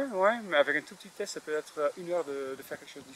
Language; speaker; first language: French; non-native, fluent; Dutch